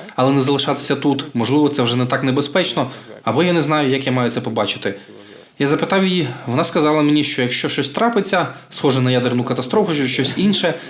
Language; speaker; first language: Ukrainian; non-native, fluent; Bulgarian